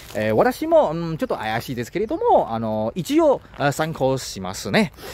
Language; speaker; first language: Japanese; non-native, learner; Chinese